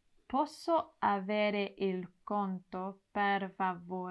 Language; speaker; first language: Italian; non-native, learner; English